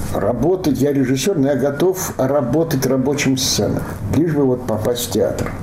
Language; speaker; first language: Russian; non-native, local second language; Yiddish